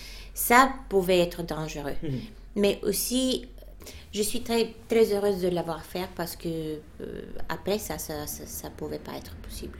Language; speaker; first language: French; non-native, fluent; Bulgarian